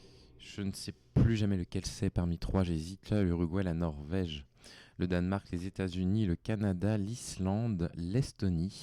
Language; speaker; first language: French; native; French